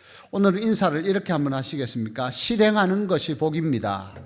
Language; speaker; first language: Korean; native; Korean